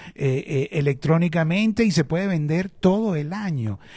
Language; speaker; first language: Spanish; native; Spanish